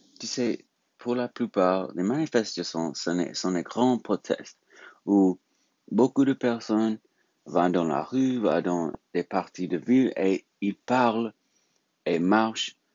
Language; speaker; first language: French; non-native, learner; English